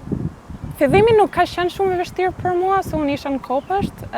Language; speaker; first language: Albanian; early bilingual, heritage; Albanian